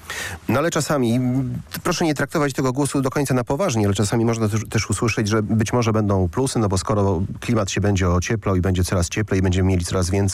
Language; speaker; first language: Polish; native; Polish